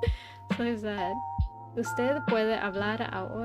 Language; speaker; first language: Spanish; non-native, learner; English